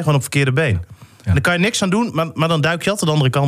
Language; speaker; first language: Dutch; native; Dutch